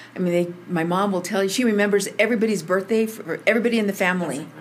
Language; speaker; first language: English; early bilingual, other home language; Spanish